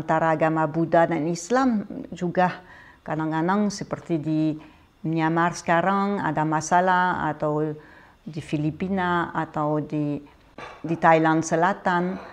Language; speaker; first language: Indonesian; non-native, fluent; French